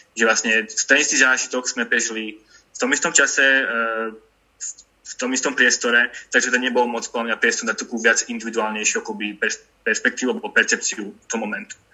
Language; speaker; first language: Slovak; non-native, local second language; Hungarian